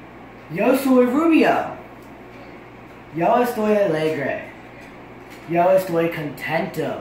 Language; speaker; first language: Spanish; non-native, learner; English